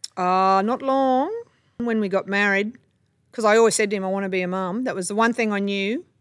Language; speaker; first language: English; native; English